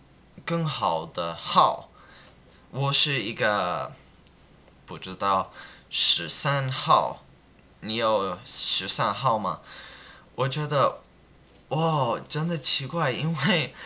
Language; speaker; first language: Chinese; non-native, learner; English